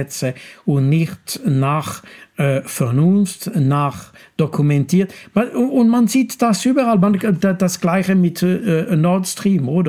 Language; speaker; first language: German; non-native, local second language; French